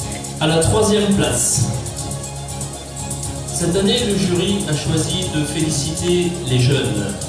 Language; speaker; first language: French; native; French